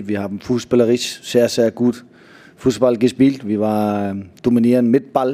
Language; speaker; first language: German; non-native, fluent; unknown